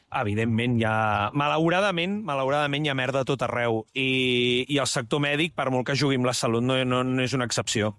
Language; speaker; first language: Catalan; native; Catalan